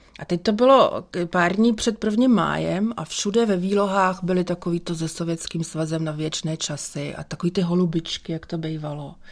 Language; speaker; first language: Czech; native; Czech